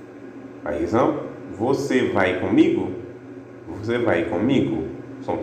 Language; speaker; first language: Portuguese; non-native, fluent; Haitian Creole